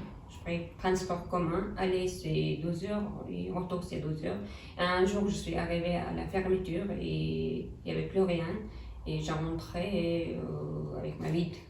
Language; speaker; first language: French; non-native, fluent; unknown